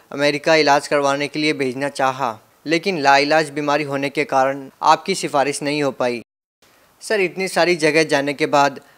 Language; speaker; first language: Hindi; native; Hindi